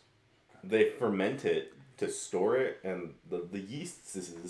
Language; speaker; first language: English; native; English